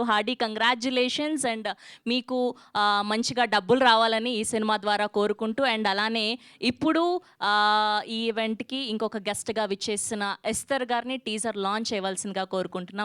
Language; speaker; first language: Telugu; native; Telugu